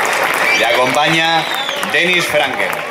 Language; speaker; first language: Spanish; native; Spanish